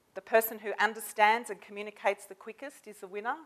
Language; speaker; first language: English; native; English